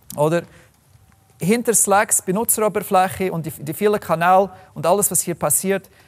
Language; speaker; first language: German; non-native, fluent; English